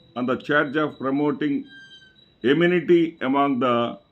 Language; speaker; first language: English; non-native, local second language; Telugu